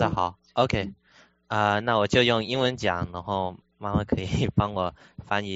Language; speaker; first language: Chinese; early bilingual, heritage; Chinese